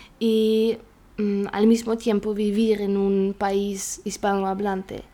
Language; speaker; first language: Spanish; non-native, learner; German